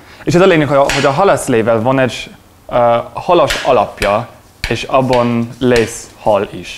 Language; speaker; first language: Hungarian; non-native, learner; English